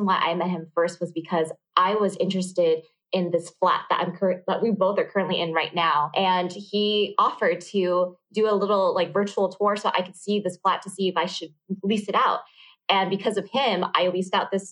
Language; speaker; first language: English; early bilingual, other home language; Vietnamese